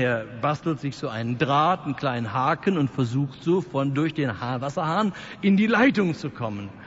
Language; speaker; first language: German; native; German